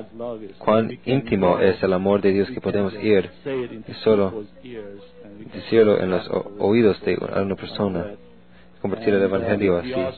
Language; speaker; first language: Spanish; non-native, learner; English